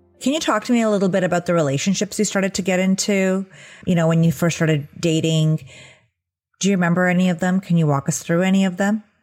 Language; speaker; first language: English; early bilingual, other home language; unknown